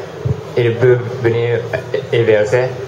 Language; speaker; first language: French; non-native, learner; Japanese